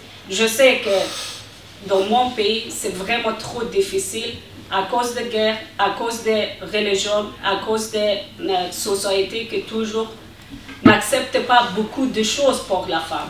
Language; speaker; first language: French; non-native, learner; Persian